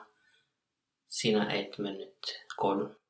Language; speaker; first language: Finnish; non-native, learner; English